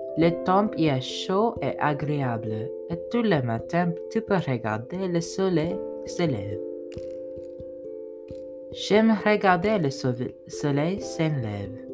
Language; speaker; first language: French; non-native, learner; English